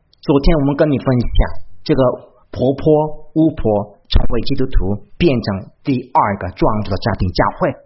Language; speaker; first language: Chinese; non-native, fluent; Korean